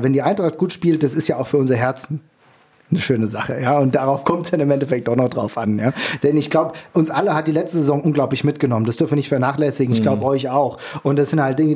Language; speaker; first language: German; native; German